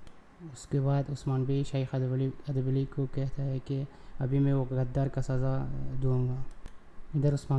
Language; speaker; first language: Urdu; non-native, local second language; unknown